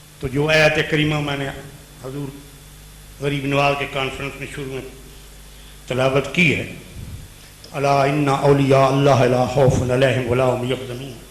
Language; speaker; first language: Urdu; non-native, local second language; Punjabi